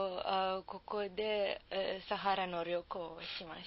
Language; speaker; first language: Japanese; non-native, learner; Serbian